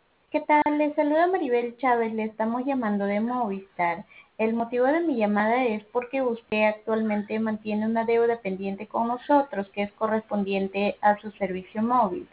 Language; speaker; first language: Spanish; native; Spanish